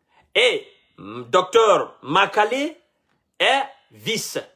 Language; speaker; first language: French; non-native, local second language; Mandingo